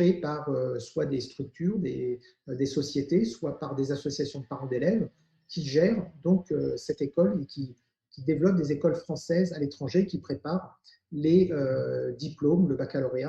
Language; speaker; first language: French; native; French